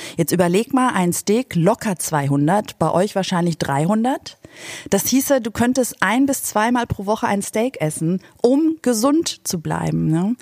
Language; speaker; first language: German; native; German